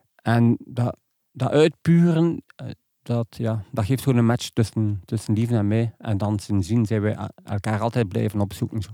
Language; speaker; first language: Dutch; non-native, local second language; French